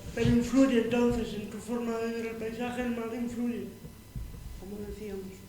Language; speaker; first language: Spanish; native; Spanish